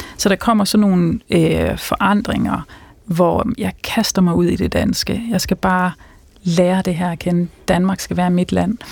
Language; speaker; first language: Danish; early bilingual, other home language; Persian